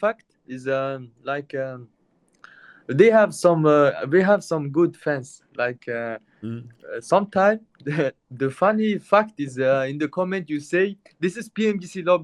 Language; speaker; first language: English; non-native, learner; Mongolian